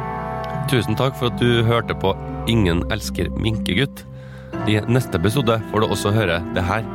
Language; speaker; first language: Norwegian; native; Norwegian